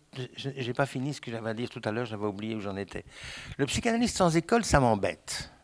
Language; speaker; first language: French; native; French